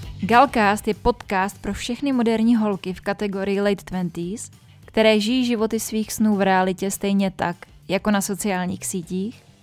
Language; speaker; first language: Czech; native; Czech